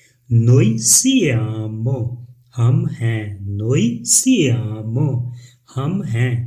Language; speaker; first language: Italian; non-native, fluent; Urdu